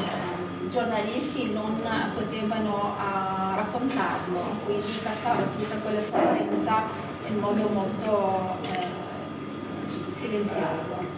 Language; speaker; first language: Italian; non-native, fluent; Kurdish